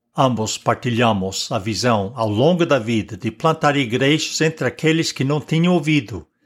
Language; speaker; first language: Portuguese; non-native, fluent; English